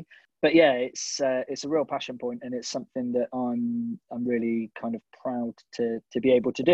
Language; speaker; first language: English; native; English